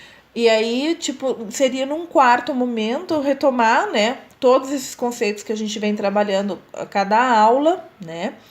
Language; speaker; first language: Portuguese; native; Portuguese